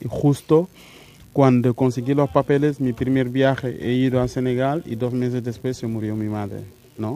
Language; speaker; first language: Spanish; non-native, fluent; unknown